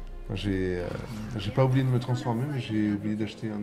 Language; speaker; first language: French; native; French